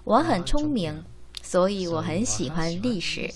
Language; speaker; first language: Chinese; non-native, learner; Korean